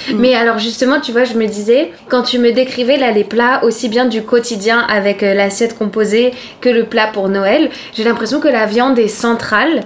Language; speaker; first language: French; native; French